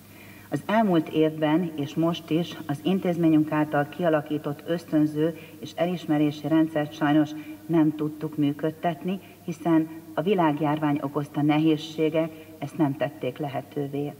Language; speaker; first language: Hungarian; native; Hungarian